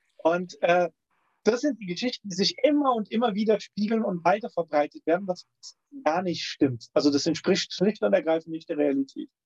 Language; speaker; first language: German; non-native, fluent; Romanian